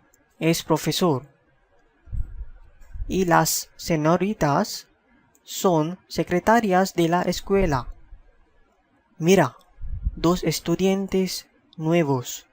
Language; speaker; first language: Spanish; non-native, fluent; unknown